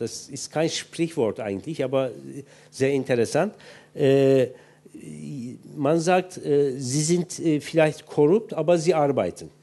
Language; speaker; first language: German; non-native, fluent; Turkish